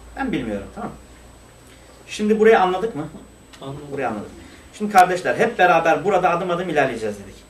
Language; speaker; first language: Turkish; non-native, local second language; Kurdish